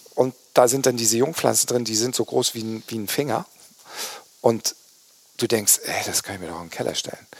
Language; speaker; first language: German; native; German